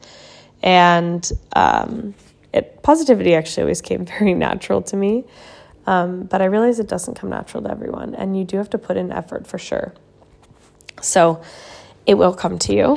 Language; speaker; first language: English; native; English